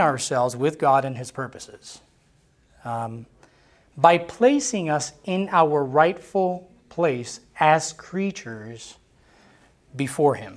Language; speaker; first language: English; non-native, local second language; Spanish